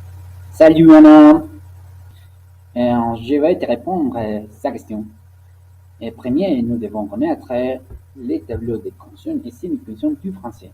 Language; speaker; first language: French; non-native, learner; Spanish